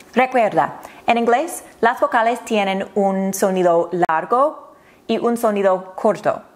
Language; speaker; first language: Spanish; non-native, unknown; English